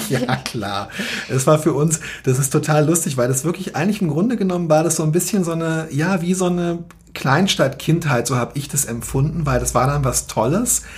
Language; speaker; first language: German; native; German